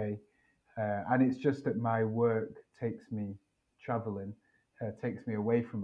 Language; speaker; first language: English; native; English